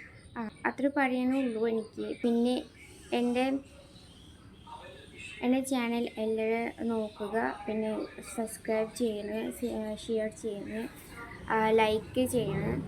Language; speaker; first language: Malayalam; non-native, local second language; Bangla